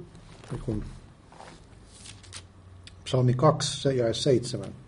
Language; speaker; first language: Finnish; native; Finnish